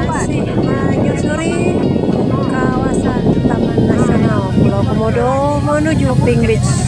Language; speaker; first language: Indonesian; native; Indonesian